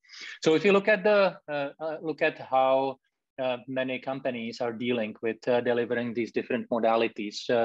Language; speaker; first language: English; non-native, fluent; Czech